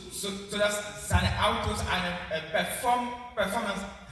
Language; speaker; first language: German; non-native, learner; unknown